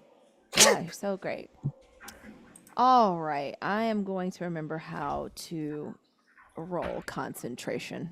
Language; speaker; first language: English; native; English